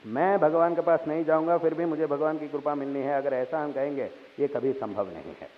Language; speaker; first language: Hindi; non-native, local second language; Telugu